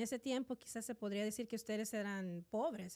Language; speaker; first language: Spanish; native; Spanish